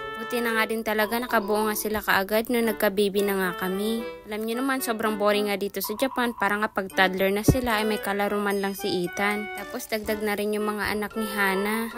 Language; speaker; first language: Filipino; non-native, local second language; Cebuano